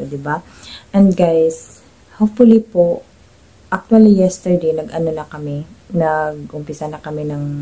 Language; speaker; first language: Filipino; native; Filipino